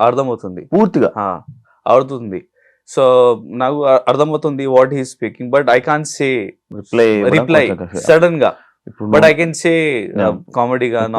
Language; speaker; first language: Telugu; non-native, learner; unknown